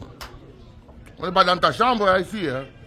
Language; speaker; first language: French; native; French